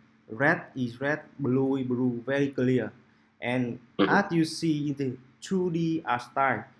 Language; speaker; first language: English; non-native, local second language; Vietnamese